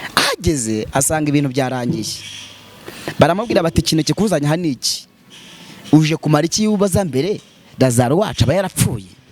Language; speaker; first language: Kinyarwanda; native; Kinyarwanda